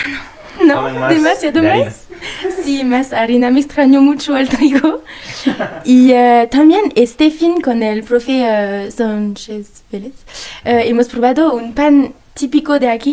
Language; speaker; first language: Spanish; non-native, learner; French